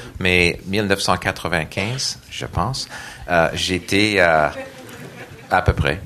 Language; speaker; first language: French; non-native, local second language; English